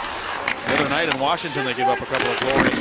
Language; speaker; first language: English; native; English